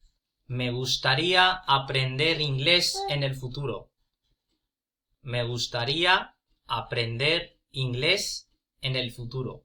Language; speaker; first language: Spanish; non-native, fluent; Punjabi